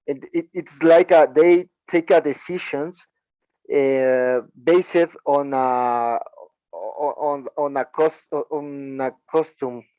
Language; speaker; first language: English; non-native, learner; Spanish